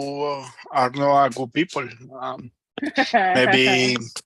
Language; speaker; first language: English; non-native, learner; Spanish